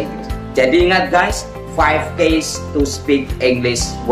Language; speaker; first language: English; non-native, learner; Indonesian